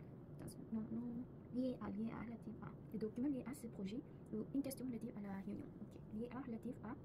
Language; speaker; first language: French; non-native, learner; Korean